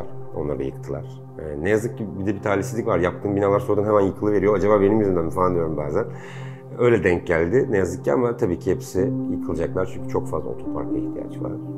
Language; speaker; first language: Turkish; native; Turkish